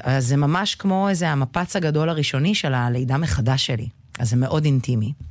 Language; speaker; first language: Hebrew; early bilingual, other home language; Russian